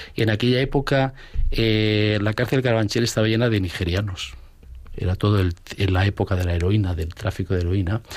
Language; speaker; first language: Spanish; native; Spanish